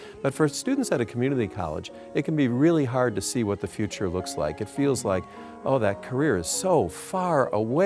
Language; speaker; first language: English; native; English